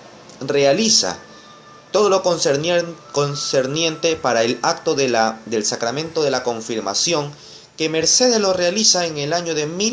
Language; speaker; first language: Spanish; native; Spanish